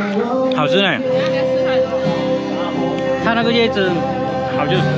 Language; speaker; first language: Chinese; non-native, fluent; Vietnamese